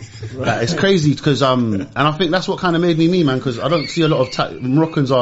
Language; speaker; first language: English; non-native, local second language; Arabic